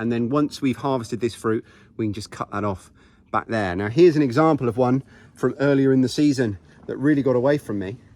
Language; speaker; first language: English; native; English